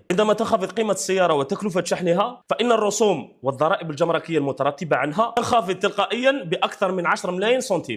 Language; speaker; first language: Arabic; native; Arabic